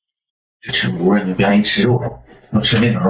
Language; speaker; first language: Chinese; native; Chinese